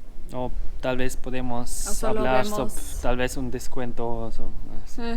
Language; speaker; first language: Spanish; non-native, fluent; German